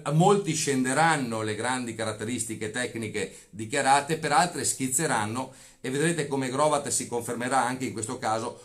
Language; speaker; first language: Italian; native; Italian